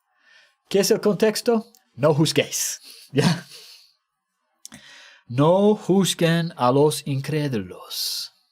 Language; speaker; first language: Spanish; non-native, fluent; English